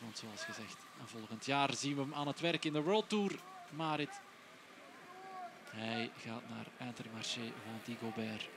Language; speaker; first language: Dutch; native; Dutch